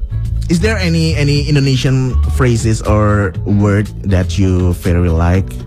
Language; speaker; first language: English; non-native, fluent; Indonesian